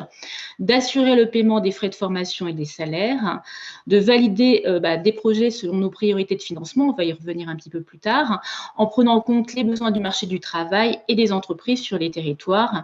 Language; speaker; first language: French; native; French